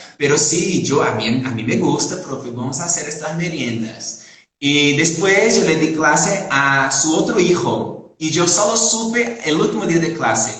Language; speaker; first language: Spanish; non-native, fluent; Portuguese